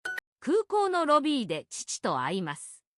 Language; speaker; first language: Japanese; non-native, learner; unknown